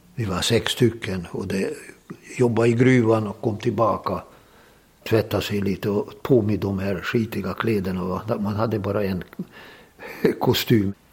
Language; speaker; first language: Swedish; non-native, fluent; Hungarian